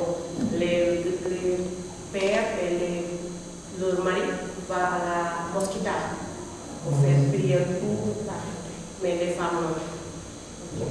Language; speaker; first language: French; non-native, learner; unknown